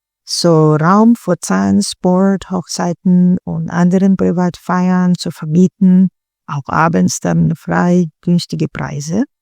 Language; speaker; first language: German; non-native, learner; Filipino